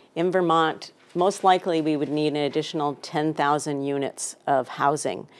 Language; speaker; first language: English; native; English